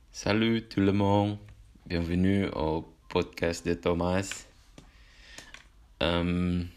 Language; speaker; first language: French; non-native, learner; Indonesian